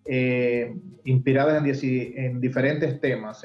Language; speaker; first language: Spanish; native; Spanish